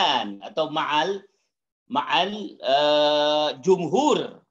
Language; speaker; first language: Arabic; non-native, fluent; Indonesian